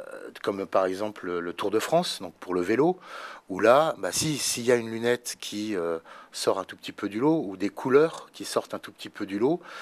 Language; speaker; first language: French; native; French